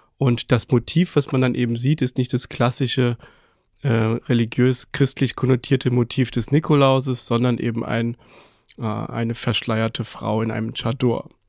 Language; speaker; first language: German; early bilingual, other home language; Persian